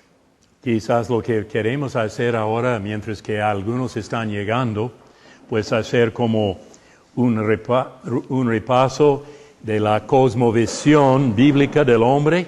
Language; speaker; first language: Spanish; non-native, fluent; English